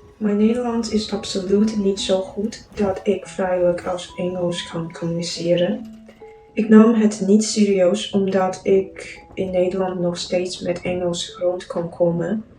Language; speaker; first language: Dutch; non-native, learner; Chinese